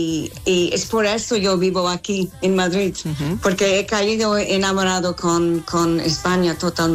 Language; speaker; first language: Spanish; non-native, fluent; English